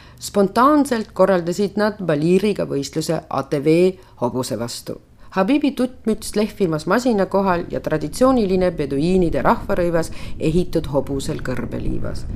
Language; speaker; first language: Estonian; native; Estonian